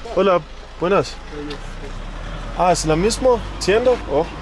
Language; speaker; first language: Spanish; non-native, learner; English